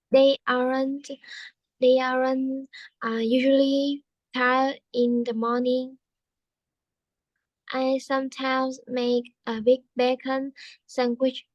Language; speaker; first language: English; non-native, learner; Vietnamese